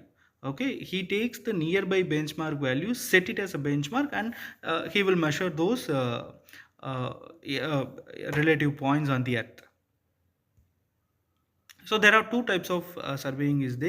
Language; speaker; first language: English; non-native, local second language; Tamil